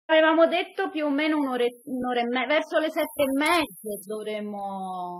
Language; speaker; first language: Italian; native; Italian